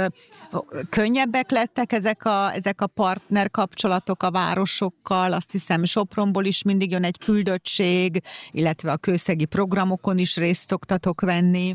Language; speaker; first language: Hungarian; native; Hungarian